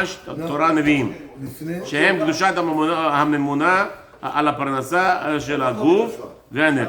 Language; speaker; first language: Hebrew; early bilingual, heritage; English